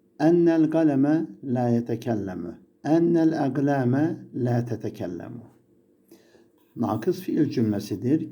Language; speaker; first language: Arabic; non-native, fluent; Turkish